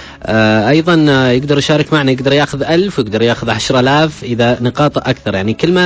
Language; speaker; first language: Arabic; native; Arabic